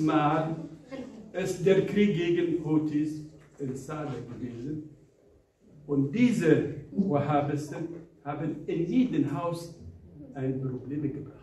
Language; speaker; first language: German; non-native, fluent; Arabic